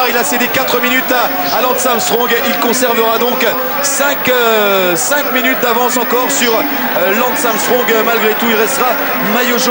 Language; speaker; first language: French; native; French